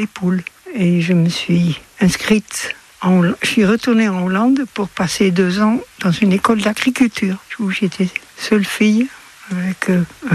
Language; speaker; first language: French; non-native, fluent; Dutch